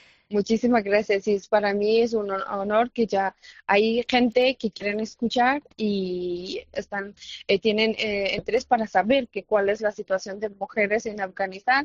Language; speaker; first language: Spanish; non-native, fluent; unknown